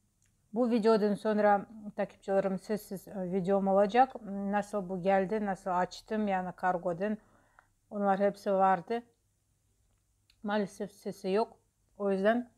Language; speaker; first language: Turkish; non-native, learner; Russian